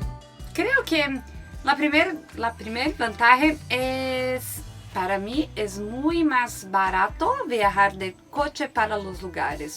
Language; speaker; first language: Spanish; non-native, learner; Portuguese